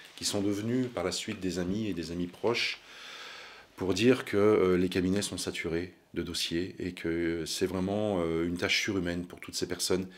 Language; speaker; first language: French; native; French